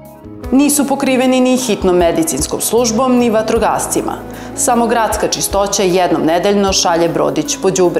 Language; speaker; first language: Serbian; native; Serbian